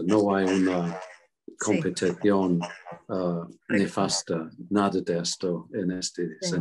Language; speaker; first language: Spanish; non-native, fluent; English